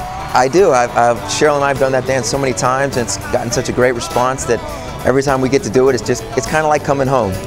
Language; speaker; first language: English; native; English